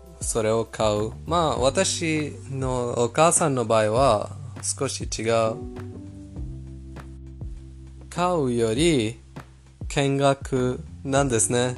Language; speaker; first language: Japanese; non-native, fluent; Persian